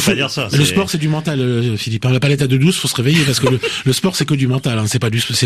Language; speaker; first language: French; native; French